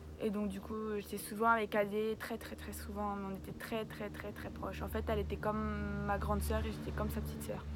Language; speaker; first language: French; native; French